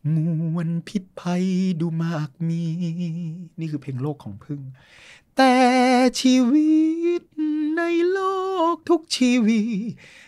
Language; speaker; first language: Thai; native; Thai